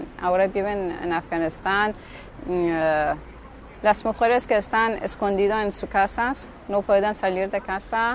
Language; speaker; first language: Spanish; non-native, learner; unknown